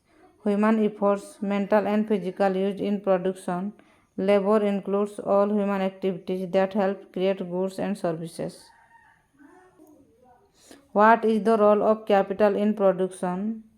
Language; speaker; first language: English; non-native, local second language; Odia